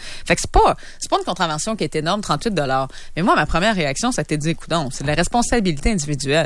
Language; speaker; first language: French; native; French